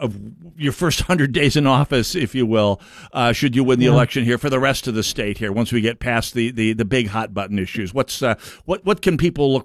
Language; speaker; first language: English; native; English